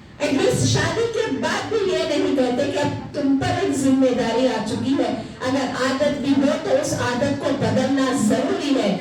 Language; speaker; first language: Urdu; native; Urdu